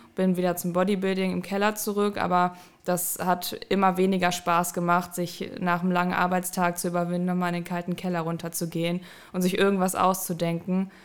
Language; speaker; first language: German; native; German